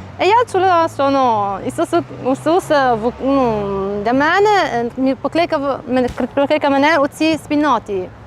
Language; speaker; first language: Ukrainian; non-native, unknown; Italian